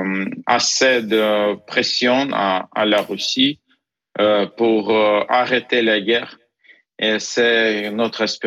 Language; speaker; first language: French; non-native, learner; Ukrainian